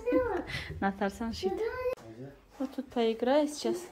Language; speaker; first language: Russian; non-native, learner; Tajik